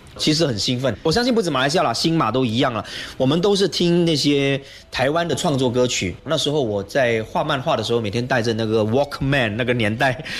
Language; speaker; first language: Chinese; native; Chinese